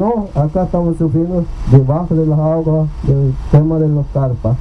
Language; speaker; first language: Spanish; non-native, local second language; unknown